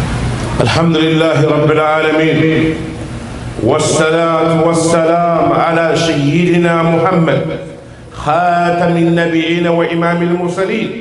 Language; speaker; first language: Arabic; non-native, fluent; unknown